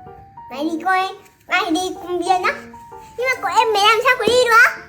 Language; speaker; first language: Vietnamese; non-native, learner; Japanese